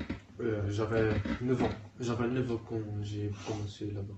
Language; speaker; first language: French; non-native, learner; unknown